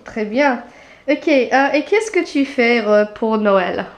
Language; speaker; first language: French; non-native, fluent; English